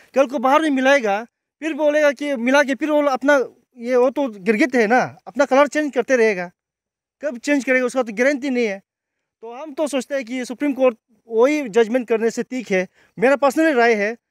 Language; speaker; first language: Hindi; non-native, local second language; Nyishi